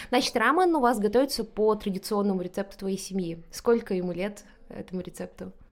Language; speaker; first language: Russian; native; Russian